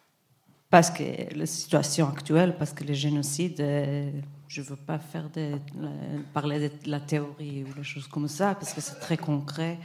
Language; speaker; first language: French; non-native, fluent; Hebrew